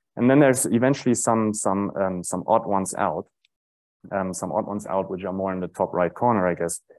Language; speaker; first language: English; non-native, fluent; German